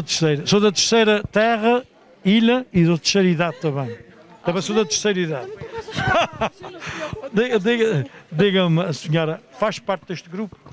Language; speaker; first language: Portuguese; native; Portuguese